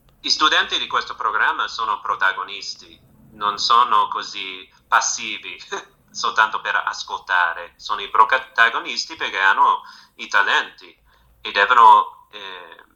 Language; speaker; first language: Italian; non-native, fluent; English